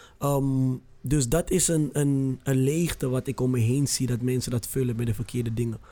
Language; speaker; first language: Dutch; early bilingual, other home language; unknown